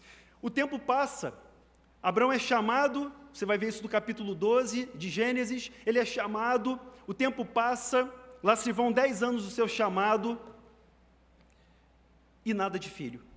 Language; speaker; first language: Portuguese; native; Portuguese